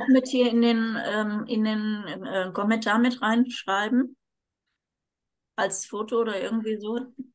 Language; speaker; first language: German; native; German